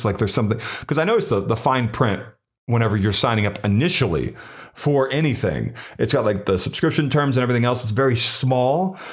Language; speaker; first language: English; native; English